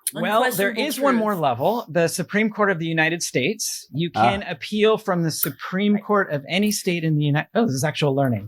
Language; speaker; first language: English; native; English